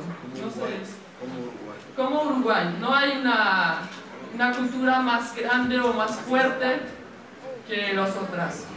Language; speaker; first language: Spanish; non-native, learner; French